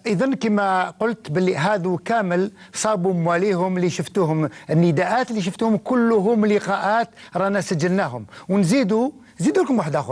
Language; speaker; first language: Arabic; native; Arabic